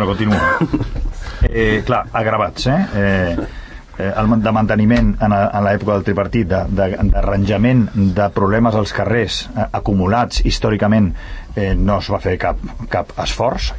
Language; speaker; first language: Catalan; native; Catalan